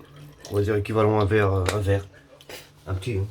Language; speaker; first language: French; native; French